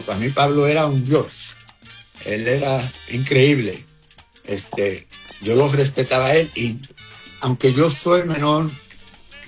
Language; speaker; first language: Spanish; early bilingual, heritage; Spanish